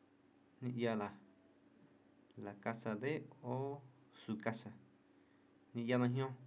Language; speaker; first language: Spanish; non-native, local second language; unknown